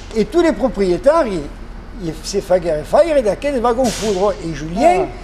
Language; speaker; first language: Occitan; native; Occitan